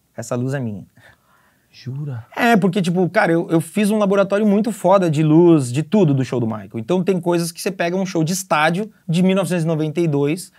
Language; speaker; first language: Portuguese; native; Portuguese